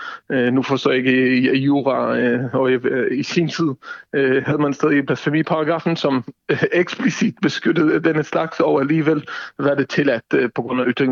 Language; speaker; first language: Danish; non-native, fluent; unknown